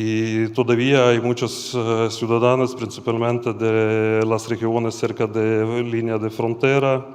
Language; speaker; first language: Spanish; non-native, fluent; Ukrainian